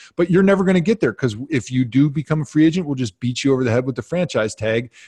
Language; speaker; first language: English; native; English